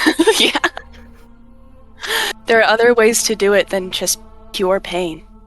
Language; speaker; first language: English; native; English